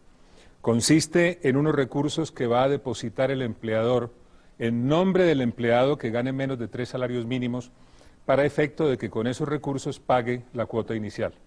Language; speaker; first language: Spanish; native; Spanish